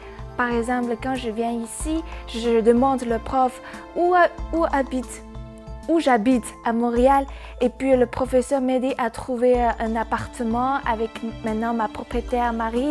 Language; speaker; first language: French; non-native, learner; Chinese